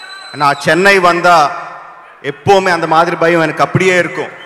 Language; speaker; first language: Tamil; non-native, local second language; Telugu